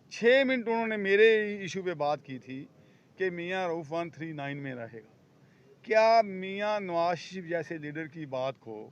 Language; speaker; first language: Urdu; non-native, local second language; Punjabi